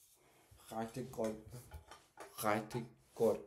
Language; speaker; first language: Danish; non-native, learner; Turkish